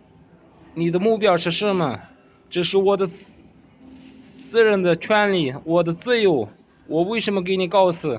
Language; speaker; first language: Chinese; non-native, local second language; Kazakh